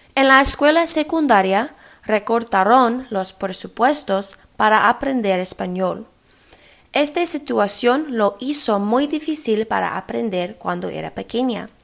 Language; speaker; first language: Spanish; early bilingual, heritage; English